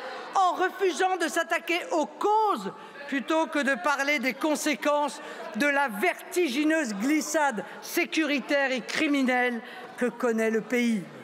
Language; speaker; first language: French; native; French